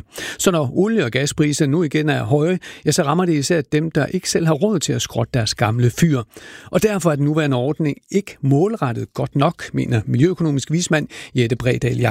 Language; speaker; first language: Danish; native; Danish